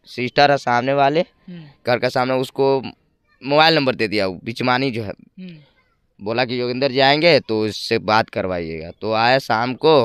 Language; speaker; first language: Hindi; native; Hindi